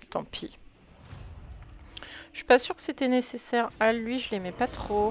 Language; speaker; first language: French; native; French